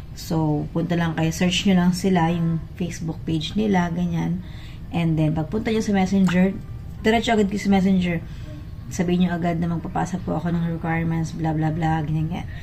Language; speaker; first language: Filipino; native; Filipino